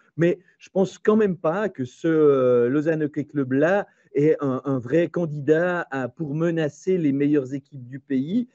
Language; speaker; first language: French; native; French